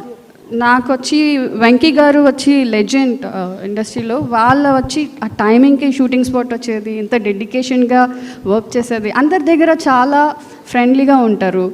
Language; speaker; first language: Telugu; non-native, fluent; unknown